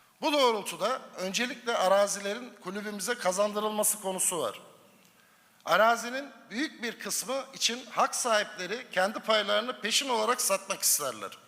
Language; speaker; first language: Turkish; native; Turkish